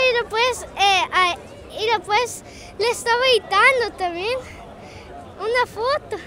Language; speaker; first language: Spanish; early bilingual, heritage; Spanish